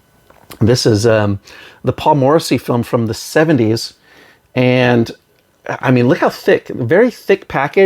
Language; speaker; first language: English; native; English